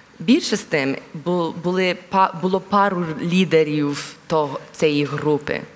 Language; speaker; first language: Ukrainian; early bilingual, heritage; Ukrainian